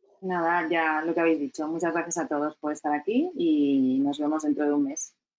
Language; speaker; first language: Spanish; native; Spanish